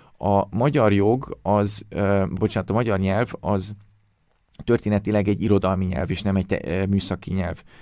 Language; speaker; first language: Hungarian; early bilingual, heritage; Hungarian